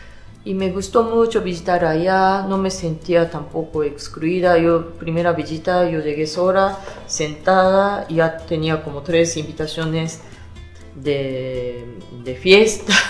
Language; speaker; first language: Spanish; non-native, fluent; Japanese